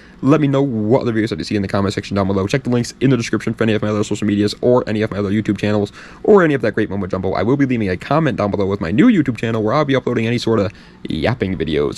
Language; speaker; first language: English; native; English